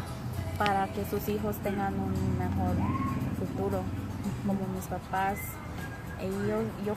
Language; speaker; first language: Spanish; early bilingual, other home language; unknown